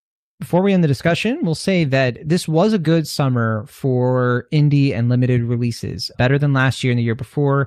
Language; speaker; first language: English; native; English